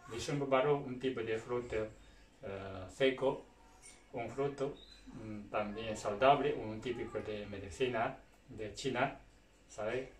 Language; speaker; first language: Spanish; non-native, learner; Chinese